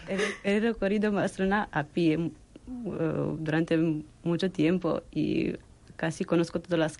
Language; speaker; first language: Spanish; non-native, fluent; Romanian